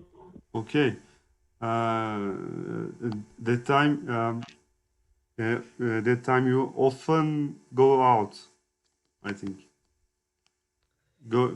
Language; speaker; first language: English; non-native, learner; Turkish